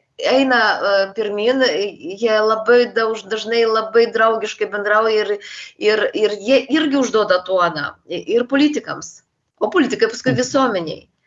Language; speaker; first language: Lithuanian; non-native, local second language; Polish